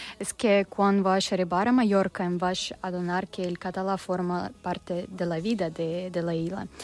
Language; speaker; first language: Catalan; non-native, learner; Russian